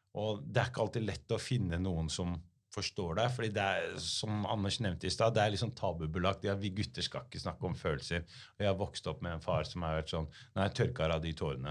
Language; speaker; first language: Norwegian; early bilingual, other home language; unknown